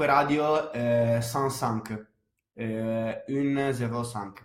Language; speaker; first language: French; non-native, fluent; Italian